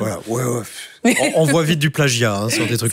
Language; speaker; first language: French; native; French